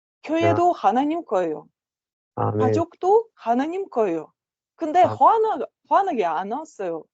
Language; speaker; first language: Korean; non-native, learner; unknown